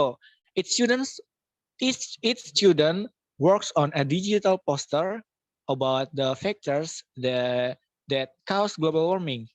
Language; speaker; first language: English; non-native, local second language; Indonesian